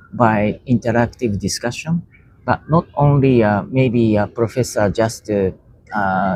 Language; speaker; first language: English; non-native, learner; Japanese